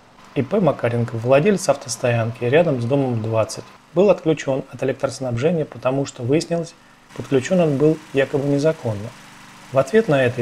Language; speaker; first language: Russian; native; Russian